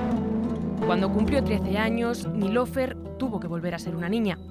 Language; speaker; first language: Spanish; native; Spanish